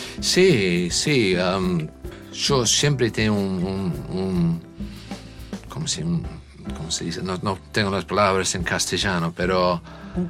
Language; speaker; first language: Spanish; non-native, learner; English